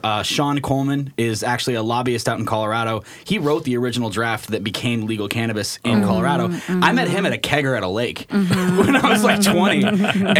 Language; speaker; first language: English; native; English